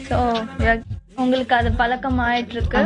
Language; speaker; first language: Tamil; native; Tamil